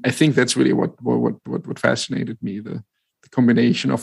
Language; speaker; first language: English; non-native, fluent; German